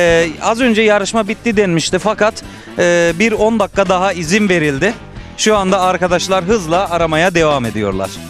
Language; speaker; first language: Turkish; native; Turkish